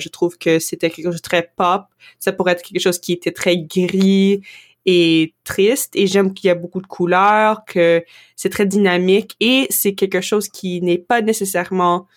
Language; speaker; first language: French; non-native, local second language; English